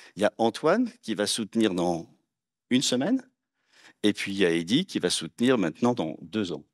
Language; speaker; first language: French; native; French